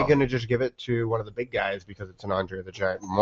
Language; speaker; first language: English; native; English